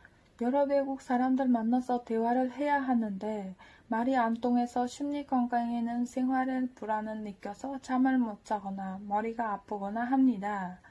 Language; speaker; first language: Korean; non-native, learner; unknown